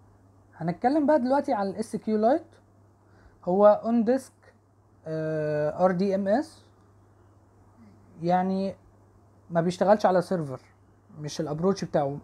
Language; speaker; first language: Arabic; native; Arabic